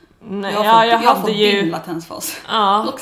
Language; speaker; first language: Swedish; native; Swedish